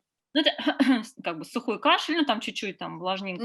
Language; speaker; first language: Russian; native; Russian